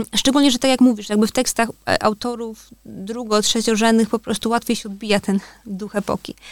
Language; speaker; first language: Polish; native; Polish